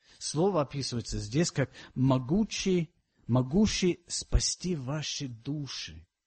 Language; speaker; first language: Russian; non-native, fluent; English